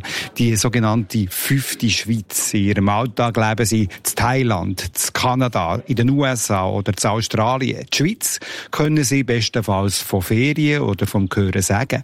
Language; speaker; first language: German; native; German